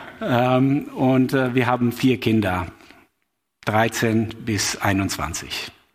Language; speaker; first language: German; non-native, fluent; Albanian